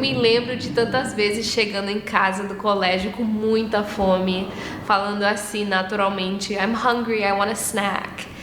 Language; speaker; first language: Portuguese; early bilingual, heritage; English